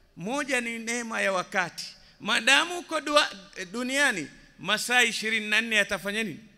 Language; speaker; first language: Swahili; native; Swahili